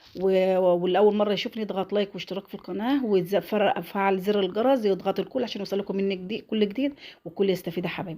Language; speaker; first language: Arabic; native; Arabic